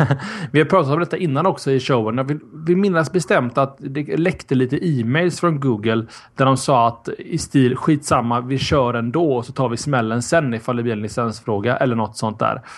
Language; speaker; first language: Swedish; native; Swedish